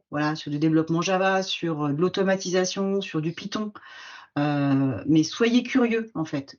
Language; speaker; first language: French; native; French